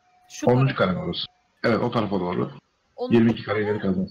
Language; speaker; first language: Turkish; native; Turkish